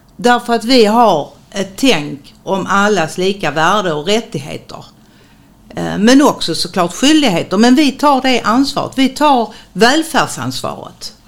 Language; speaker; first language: Swedish; native; Swedish